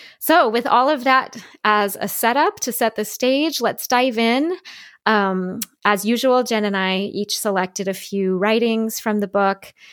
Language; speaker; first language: English; native; English